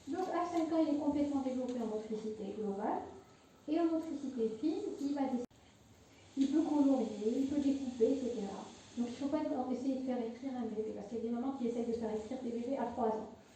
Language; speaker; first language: French; non-native, local second language; Arabic